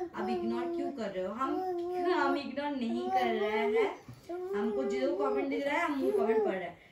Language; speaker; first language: Hindi; native; Hindi